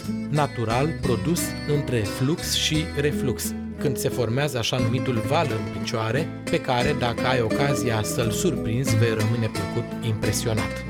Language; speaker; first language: Romanian; native; Romanian